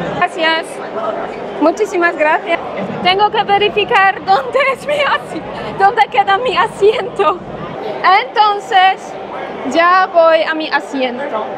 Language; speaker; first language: Spanish; non-native, fluent; Polish